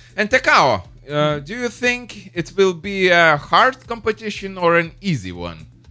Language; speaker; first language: English; non-native, fluent; Lithuanian